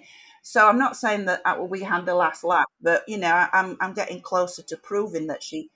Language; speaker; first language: English; native; English